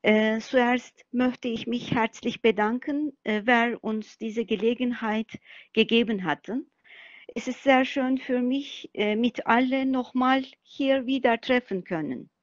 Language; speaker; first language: German; non-native, fluent; Turkish